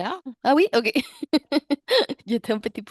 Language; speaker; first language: French; non-native, learner; Spanish